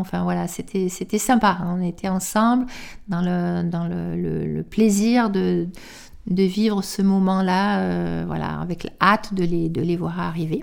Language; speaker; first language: French; native; French